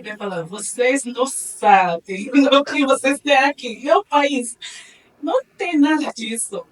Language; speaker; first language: Portuguese; non-native, learner; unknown